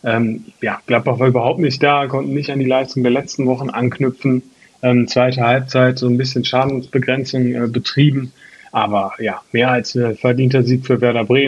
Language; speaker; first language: German; native; German